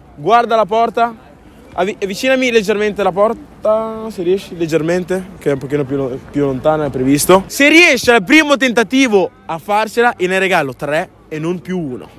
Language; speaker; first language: Italian; native; Italian